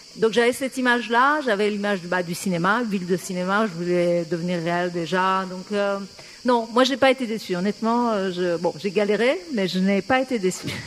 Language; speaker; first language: French; non-native, fluent; Persian